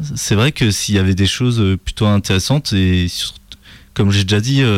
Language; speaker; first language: French; native; French